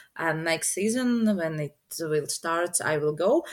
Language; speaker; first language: English; non-native, learner; Latvian